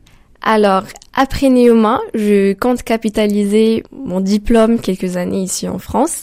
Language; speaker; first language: French; non-native, local second language; Arabic